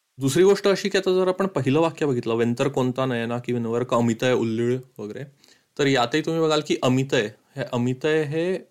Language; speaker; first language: Marathi; early bilingual, heritage; Marathi